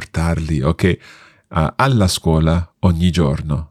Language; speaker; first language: Italian; non-native, fluent; English